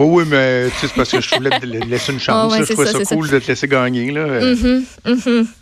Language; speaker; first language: French; native; French